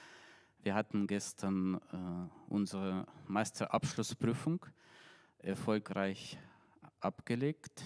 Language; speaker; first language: German; non-native, fluent; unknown